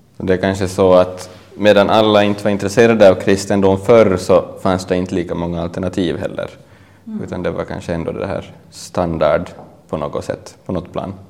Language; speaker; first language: Swedish; native; Swedish